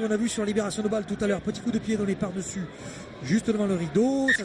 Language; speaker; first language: French; native; French